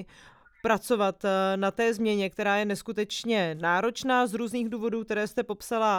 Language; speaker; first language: Czech; native; Czech